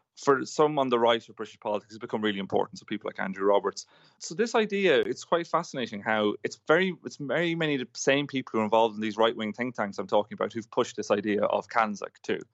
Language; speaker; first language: English; native; English